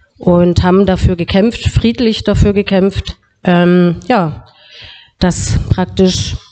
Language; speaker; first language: German; native; German